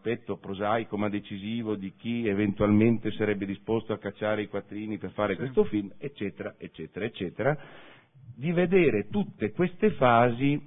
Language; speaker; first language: Italian; native; Italian